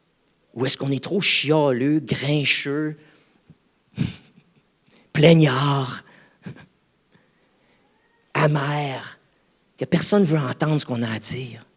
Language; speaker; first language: French; native; French